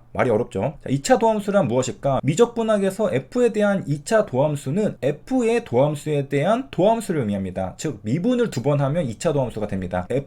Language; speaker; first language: Korean; native; Korean